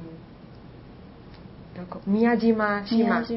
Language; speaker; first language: Japanese; non-native, learner; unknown